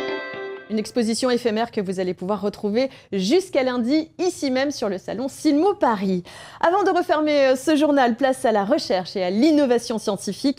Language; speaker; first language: French; native; French